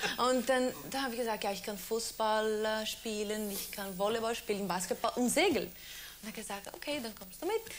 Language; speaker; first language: German; non-native, fluent; Portuguese